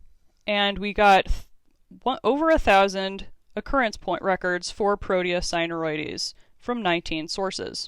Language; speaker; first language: English; native; English